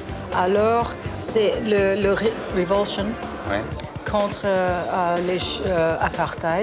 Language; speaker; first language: French; non-native, learner; English